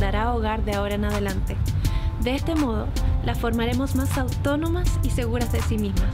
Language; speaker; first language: Spanish; native; Spanish